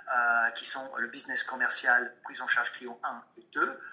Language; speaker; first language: French; non-native, fluent; English